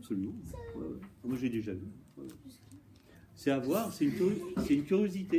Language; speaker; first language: French; native; French